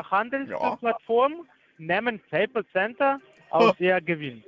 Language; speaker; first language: German; non-native, learner; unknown